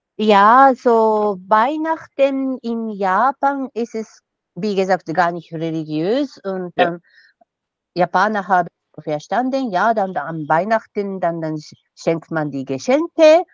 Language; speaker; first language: German; non-native, fluent; Japanese